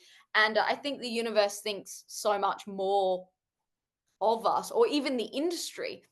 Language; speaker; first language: English; native; English